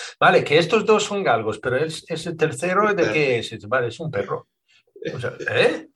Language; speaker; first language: Spanish; non-native, fluent; Swedish